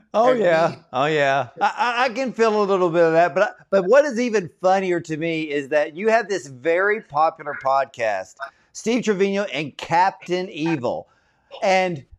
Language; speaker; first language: English; native; English